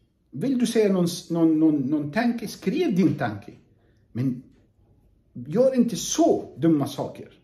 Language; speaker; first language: Swedish; non-native, fluent; Arabic